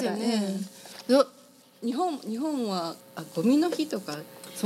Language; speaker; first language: Japanese; native; Japanese